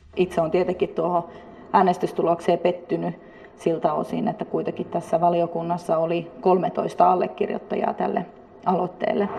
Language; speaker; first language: Finnish; non-native, fluent; Kurdish